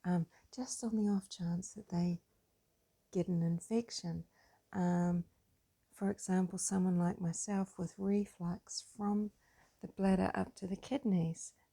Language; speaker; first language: English; native; English